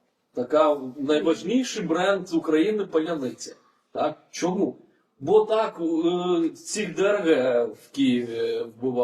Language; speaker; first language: Ukrainian; non-native, fluent; Lithuanian